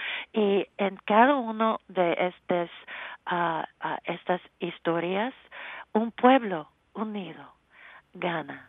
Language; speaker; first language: Spanish; non-native, learner; English